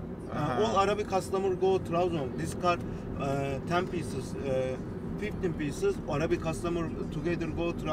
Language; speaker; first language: English; non-native, learner; Turkish